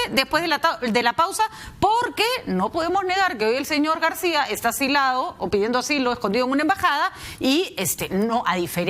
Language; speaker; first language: Spanish; native; Spanish